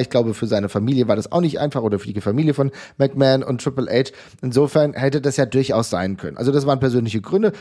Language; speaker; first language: German; native; German